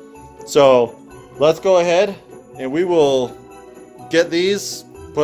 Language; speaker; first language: English; native; English